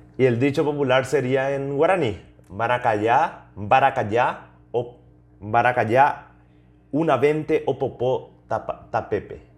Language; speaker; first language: Spanish; native; Spanish